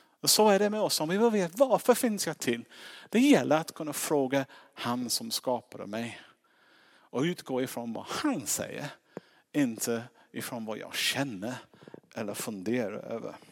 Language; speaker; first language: Swedish; non-native, fluent; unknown